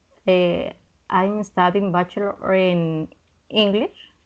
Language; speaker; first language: English; non-native, learner; Spanish